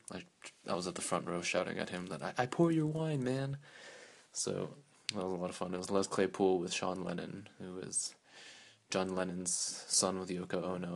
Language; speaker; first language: English; native; English